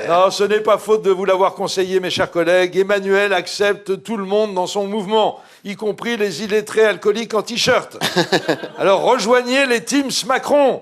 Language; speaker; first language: French; native; French